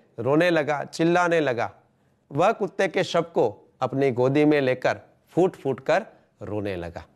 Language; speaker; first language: Hindi; non-native, local second language; Gujarati